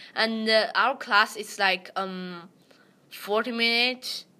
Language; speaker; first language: English; early bilingual, other home language; Chinese